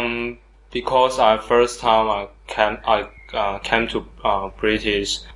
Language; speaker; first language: English; non-native, learner; Chinese